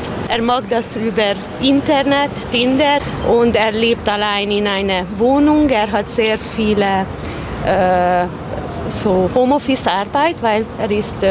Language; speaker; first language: German; non-native, fluent; Hungarian